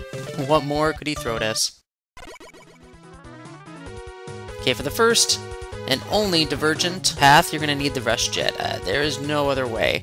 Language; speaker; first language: English; native; English